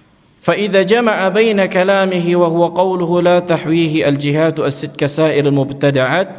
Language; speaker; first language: Arabic; non-native, fluent; Indonesian